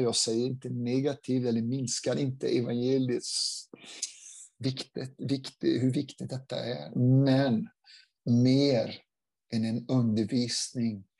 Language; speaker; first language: Swedish; non-native, fluent; Portuguese